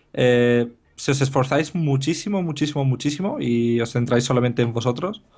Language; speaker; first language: Spanish; non-native, fluent; Bulgarian